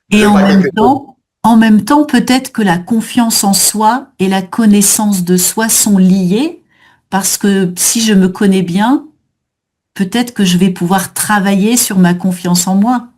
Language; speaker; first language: French; native; French